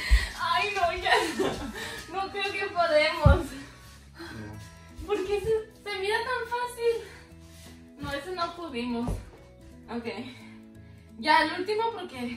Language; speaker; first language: Spanish; early bilingual, heritage; Spanish